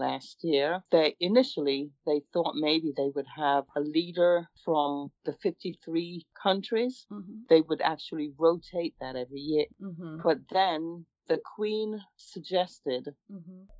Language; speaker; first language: English; native; English